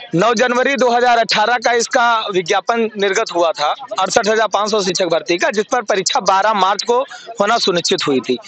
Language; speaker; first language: Hindi; native; Hindi